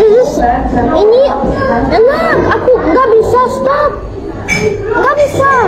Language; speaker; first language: Indonesian; non-native, learner; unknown